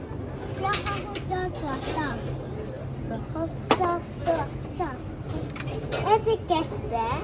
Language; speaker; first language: Swedish; early bilingual, other home language; Mongolian